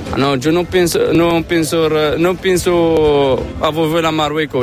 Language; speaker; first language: Spanish; non-native, learner; Arabic